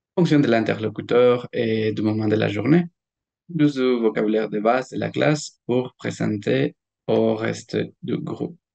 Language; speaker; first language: French; non-native, fluent; Spanish